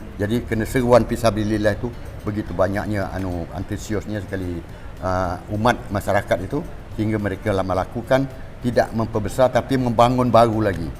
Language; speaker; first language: Malay; native; Malay